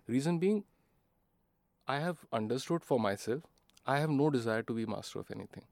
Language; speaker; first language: English; non-native, local second language; Hindi